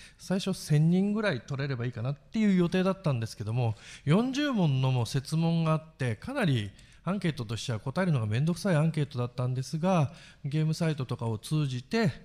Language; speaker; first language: Japanese; native; Japanese